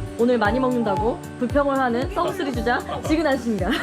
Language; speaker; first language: Korean; native; Korean